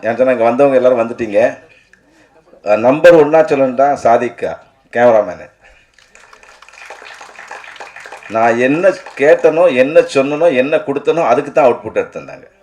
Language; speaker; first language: Tamil; native; Tamil